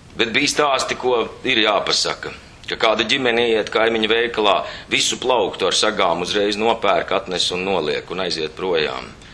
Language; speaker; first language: Latvian; native; Latvian